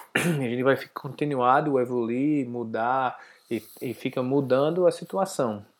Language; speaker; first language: Portuguese; non-native, learner; English